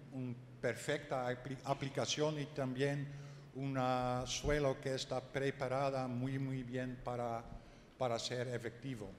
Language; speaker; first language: Spanish; non-native, learner; Dutch